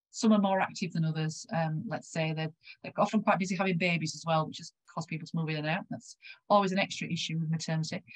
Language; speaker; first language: English; native; English